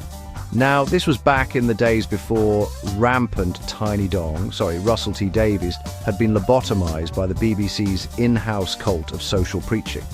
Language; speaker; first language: English; native; English